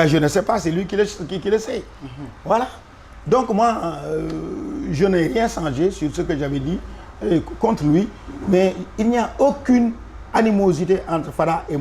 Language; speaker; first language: French; non-native, local second language; Wolof